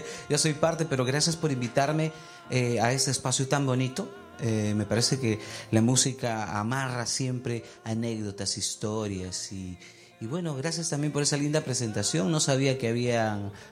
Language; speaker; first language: Spanish; native; Spanish